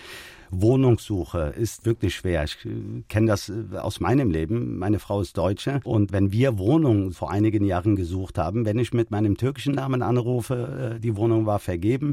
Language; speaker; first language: German; early bilingual, other home language; Turkish